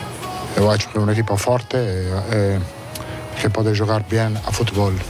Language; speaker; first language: Portuguese; non-native, learner; Italian